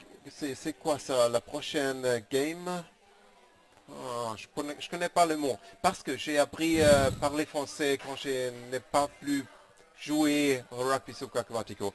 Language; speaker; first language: French; non-native, learner; German